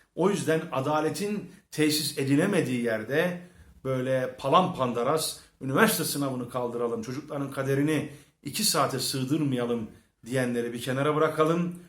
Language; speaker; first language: Turkish; early bilingual, heritage; Turkish